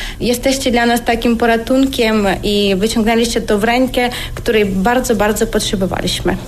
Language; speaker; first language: Polish; non-native, fluent; Ukrainian